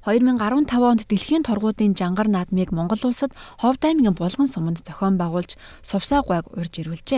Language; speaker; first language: Mongolian; native; Mongolian